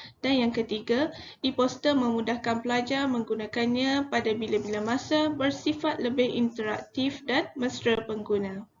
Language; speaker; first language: Malay; native; Malay